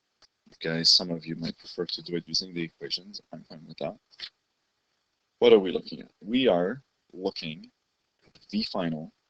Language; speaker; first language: English; native; English